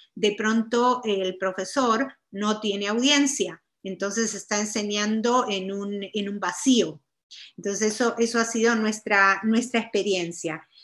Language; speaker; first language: Spanish; native; Spanish